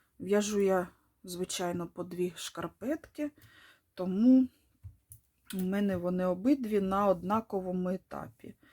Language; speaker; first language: Ukrainian; non-native, local second language; Russian